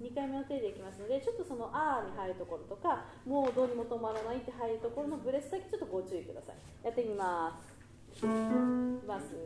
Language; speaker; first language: Japanese; native; Japanese